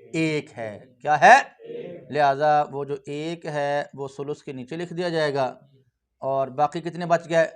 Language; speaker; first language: Urdu; non-native, local second language; Punjabi